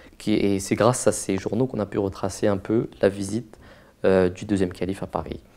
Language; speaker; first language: French; native; French